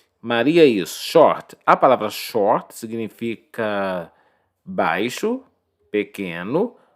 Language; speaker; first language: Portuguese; native; Portuguese